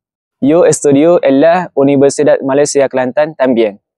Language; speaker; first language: Spanish; non-native, learner; Malay